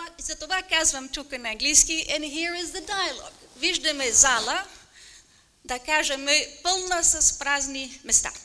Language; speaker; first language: Bulgarian; non-native, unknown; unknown